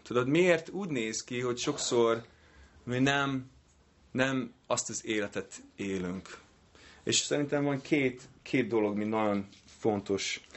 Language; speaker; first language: Hungarian; non-native, fluent; English